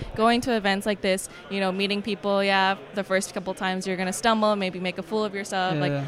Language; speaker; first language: English; native; English